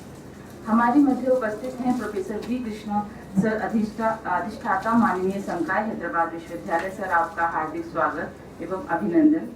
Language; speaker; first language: Hindi; native; Hindi